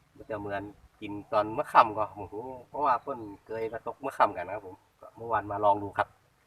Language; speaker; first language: Thai; native; Thai